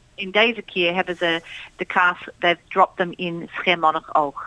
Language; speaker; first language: English; early bilingual, other home language; Dutch